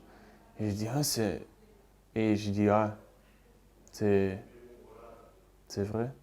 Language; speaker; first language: French; non-native, learner; Dutch